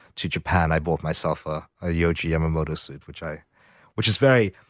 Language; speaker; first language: English; native; English